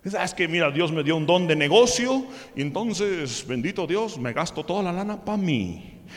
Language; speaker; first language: Spanish; early bilingual, other home language; English